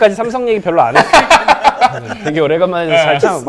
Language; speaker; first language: Korean; native; Korean